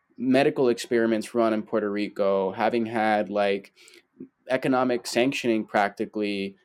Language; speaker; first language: English; early bilingual, other home language; Spanish